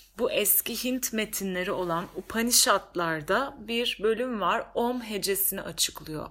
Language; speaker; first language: Turkish; native; Turkish